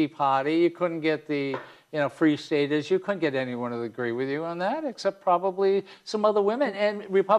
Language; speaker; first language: English; native; English